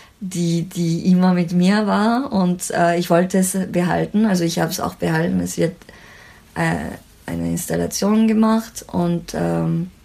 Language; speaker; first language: German; non-native, fluent; French